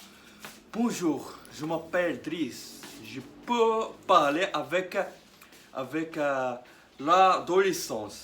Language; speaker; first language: French; non-native, learner; Arabic